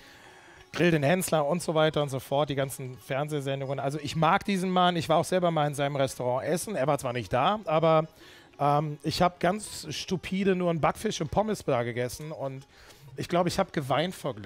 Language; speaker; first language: German; native; German